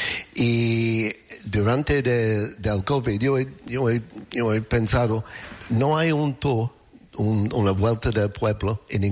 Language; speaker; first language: Spanish; non-native, learner; English